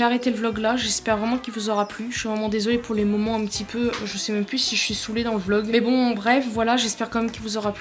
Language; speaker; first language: French; native; French